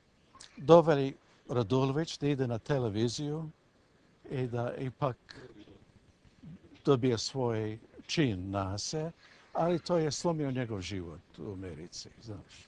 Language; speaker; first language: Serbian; early bilingual, heritage; English